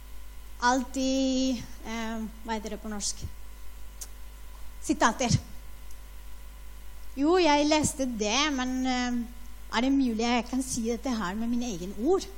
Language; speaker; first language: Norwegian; non-native, fluent; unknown